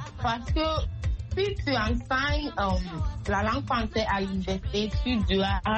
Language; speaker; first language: French; non-native, learner; Akan